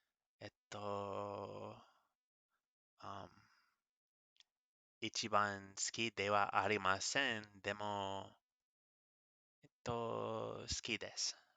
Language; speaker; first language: Japanese; non-native, learner; English